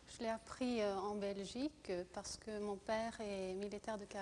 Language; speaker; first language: French; non-native, fluent; Norwegian